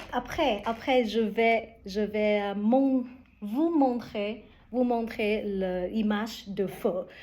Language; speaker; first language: French; non-native, learner; Vietnamese